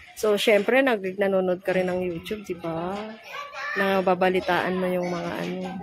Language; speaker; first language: Filipino; native; Filipino